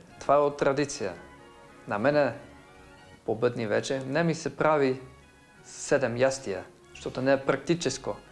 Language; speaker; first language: Bulgarian; non-native, fluent; Dutch